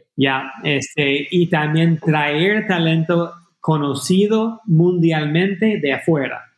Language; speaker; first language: Spanish; non-native, fluent; English